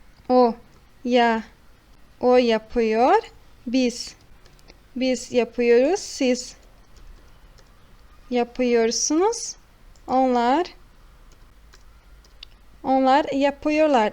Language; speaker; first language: Turkish; non-native, fluent; Portuguese